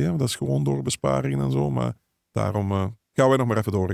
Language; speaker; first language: Dutch; native; Dutch